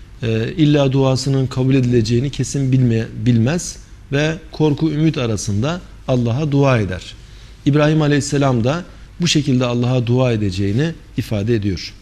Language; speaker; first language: Turkish; native; Turkish